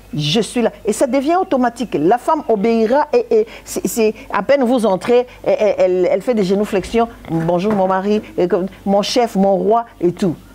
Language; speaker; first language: French; non-native, local second language; Lingala